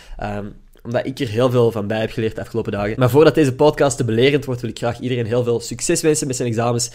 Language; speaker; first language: Dutch; native; Dutch